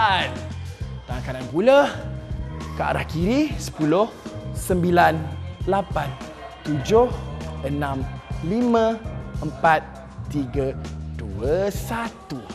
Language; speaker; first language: Malay; native; Malay